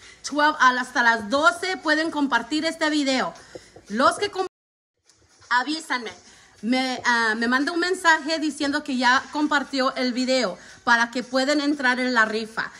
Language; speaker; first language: Spanish; early bilingual, heritage; Spanish